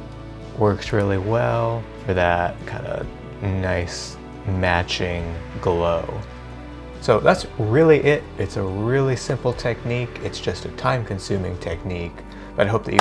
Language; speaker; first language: English; native; English